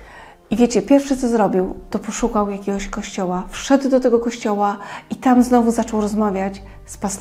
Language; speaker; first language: Polish; native; Polish